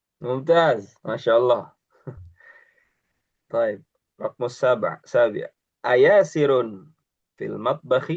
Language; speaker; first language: Arabic; non-native, fluent; Indonesian